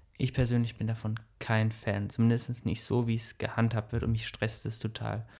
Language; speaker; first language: German; native; German